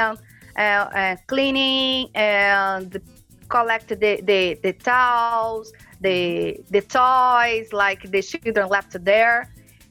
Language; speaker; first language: English; non-native, learner; Portuguese